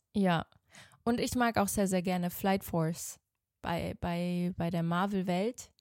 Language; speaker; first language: German; native; German